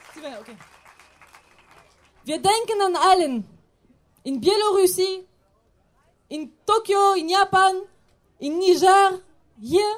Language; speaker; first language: German; non-native, fluent; French